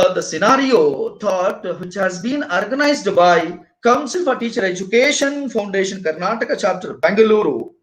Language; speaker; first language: English; non-native, local second language; Kannada